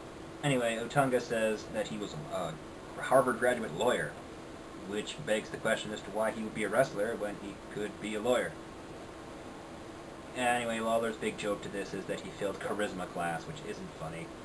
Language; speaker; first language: English; native; English